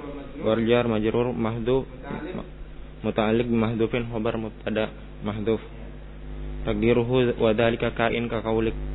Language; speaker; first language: Arabic; non-native, learner; Indonesian